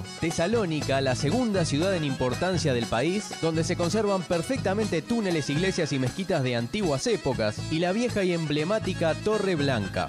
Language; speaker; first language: Spanish; native; Spanish